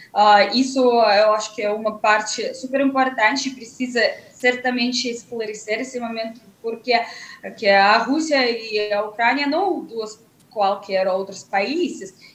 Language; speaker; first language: Portuguese; non-native, fluent; Russian